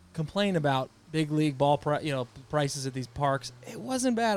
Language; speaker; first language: English; native; English